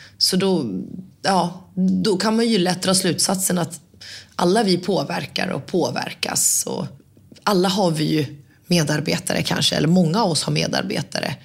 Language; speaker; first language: Swedish; early bilingual, other home language; Finnish